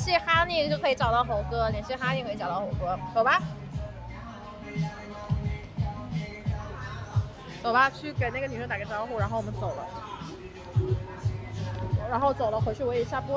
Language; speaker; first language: Chinese; native; Chinese